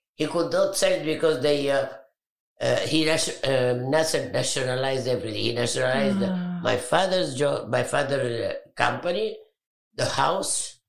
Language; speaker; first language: English; non-native, fluent; Arabic